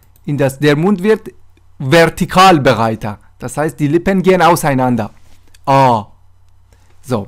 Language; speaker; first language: German; non-native, fluent; Persian